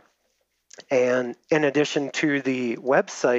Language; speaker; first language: English; native; English